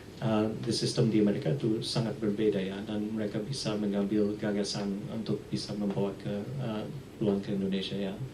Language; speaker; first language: Indonesian; early bilingual, heritage; English